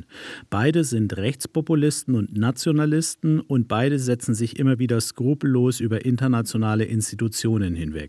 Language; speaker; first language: German; native; German